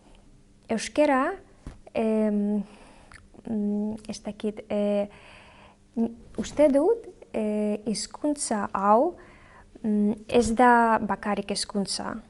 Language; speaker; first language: Basque; non-native, learner; Belarusian